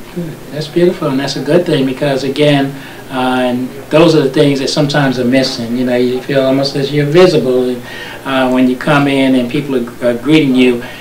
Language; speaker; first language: English; native; English